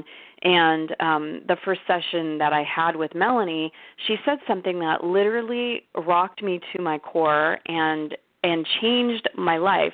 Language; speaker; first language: English; native; English